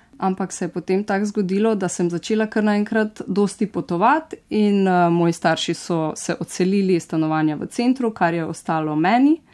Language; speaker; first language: Slovenian; native; Slovenian